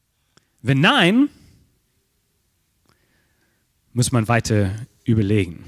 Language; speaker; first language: German; non-native, fluent; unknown